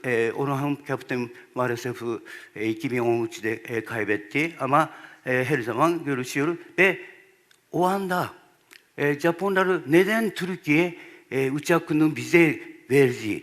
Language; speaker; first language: Turkish; non-native, learner; Japanese